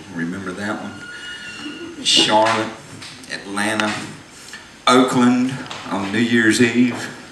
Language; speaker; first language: English; native; English